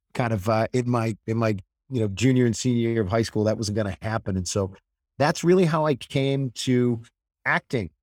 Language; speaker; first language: English; native; English